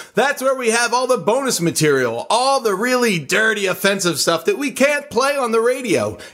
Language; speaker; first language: English; native; English